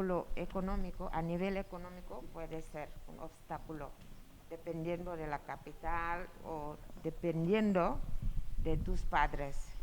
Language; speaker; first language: Spanish; non-native, fluent; Wolof